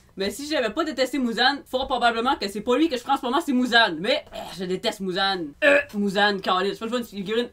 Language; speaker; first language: French; native; French